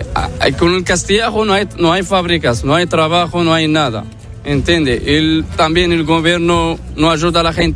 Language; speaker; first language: Spanish; non-native, learner; Arabic